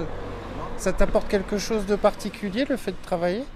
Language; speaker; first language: French; native; French